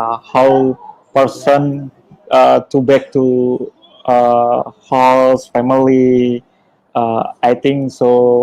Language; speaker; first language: English; non-native, learner; Indonesian